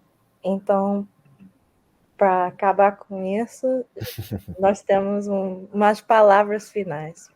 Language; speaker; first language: Portuguese; early bilingual, heritage; Portuguese